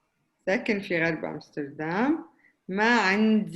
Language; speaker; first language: Arabic; native; Arabic